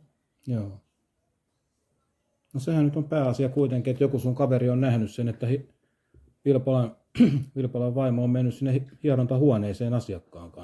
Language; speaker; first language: Finnish; native; Finnish